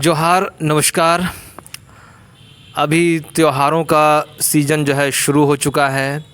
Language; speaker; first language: Hindi; native; Hindi